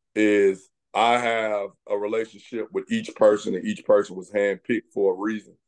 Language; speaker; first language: English; native; English